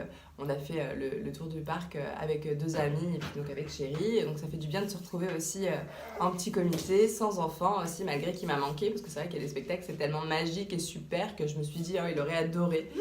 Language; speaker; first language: French; native; French